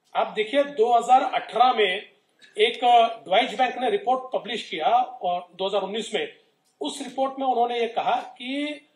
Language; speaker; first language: Hindi; non-native, local second language; Marathi